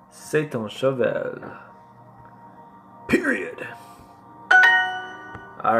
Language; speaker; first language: French; non-native, learner; English